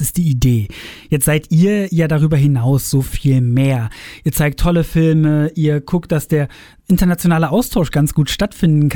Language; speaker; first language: German; native; German